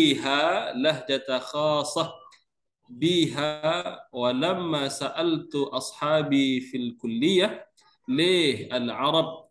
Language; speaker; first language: Arabic; non-native, learner; Indonesian